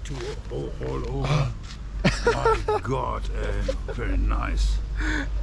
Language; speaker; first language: English; non-native, learner; German